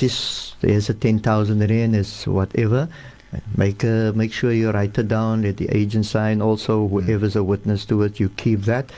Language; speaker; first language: English; early bilingual, other home language; Afrikaans